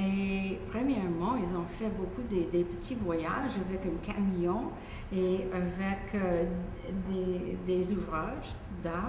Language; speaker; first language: French; non-native, local second language; English